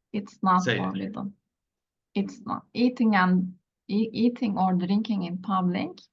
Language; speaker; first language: English; non-native, learner; Turkish